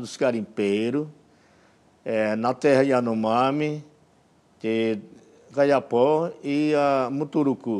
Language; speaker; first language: Portuguese; non-native, local second language; Yanomámi